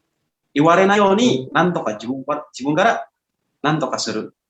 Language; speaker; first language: Japanese; non-native, fluent; Indonesian